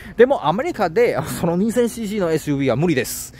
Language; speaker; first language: Japanese; non-native, learner; Chinese